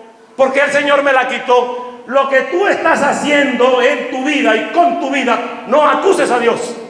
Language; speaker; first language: Spanish; native; Spanish